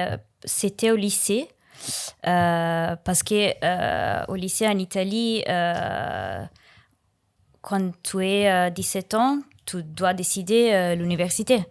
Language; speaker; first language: French; non-native, learner; Italian